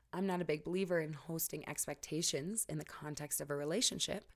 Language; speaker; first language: English; native; English